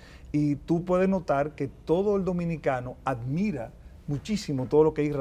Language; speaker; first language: Spanish; native; Spanish